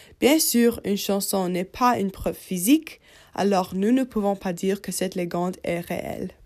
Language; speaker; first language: French; non-native, learner; English